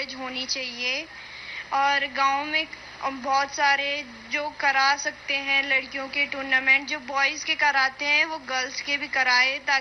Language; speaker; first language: Hindi; native; Hindi